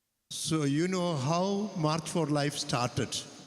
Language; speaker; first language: English; non-native, local second language; Malayalam